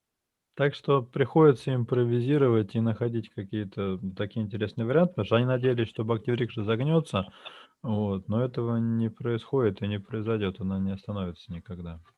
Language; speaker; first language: Russian; native; Russian